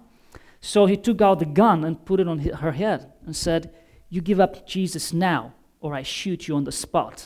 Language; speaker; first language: English; non-native, fluent; Bulgarian